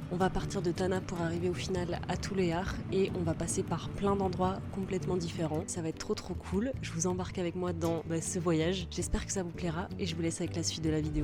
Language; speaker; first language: French; native; French